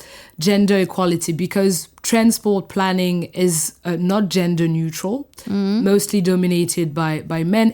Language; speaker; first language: English; non-native, fluent; French